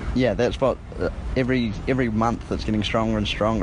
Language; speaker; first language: English; native; English